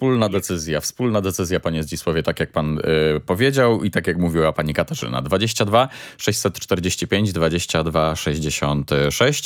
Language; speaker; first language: Polish; native; Polish